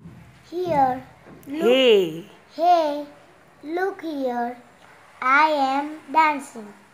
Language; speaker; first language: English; non-native, local second language; Gujarati